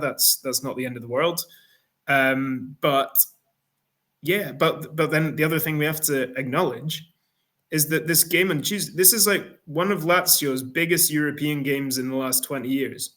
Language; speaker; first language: English; native; English